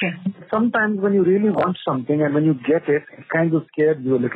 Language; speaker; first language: English; non-native, local second language; Kodava